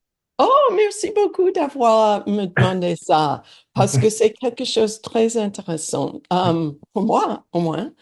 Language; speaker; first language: French; non-native, learner; English